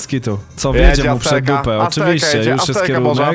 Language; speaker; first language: Polish; native; Polish